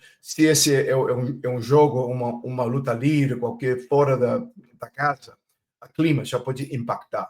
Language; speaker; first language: Portuguese; non-native, fluent; Chinese